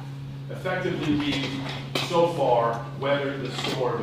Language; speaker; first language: English; native; English